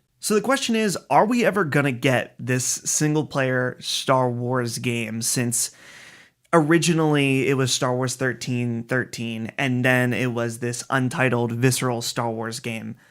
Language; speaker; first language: English; native; English